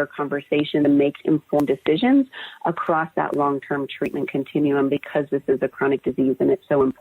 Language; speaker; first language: English; native; English